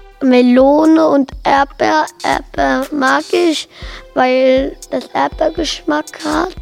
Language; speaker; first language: German; early bilingual, other home language; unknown